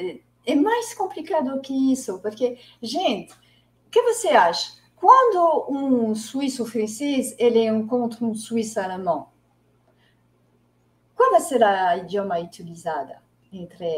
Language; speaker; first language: Portuguese; non-native, fluent; French